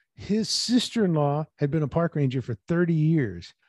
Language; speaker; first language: English; native; English